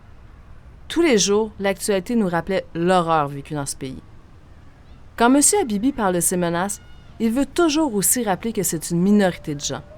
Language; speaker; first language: French; native; French